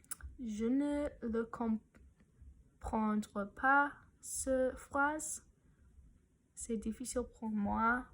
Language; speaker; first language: French; non-native, learner; English